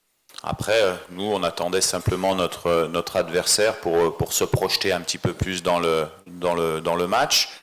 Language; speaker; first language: French; native; French